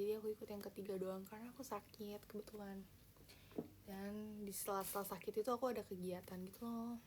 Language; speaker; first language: Indonesian; native; Indonesian